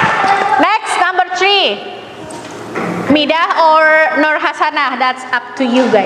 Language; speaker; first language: English; non-native, fluent; Indonesian